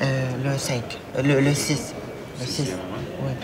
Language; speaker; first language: French; non-native, learner; Arabic